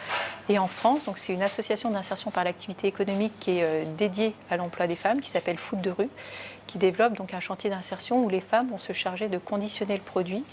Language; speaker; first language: French; native; French